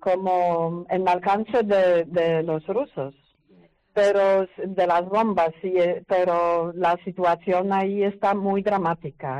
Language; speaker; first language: Spanish; non-native, fluent; Polish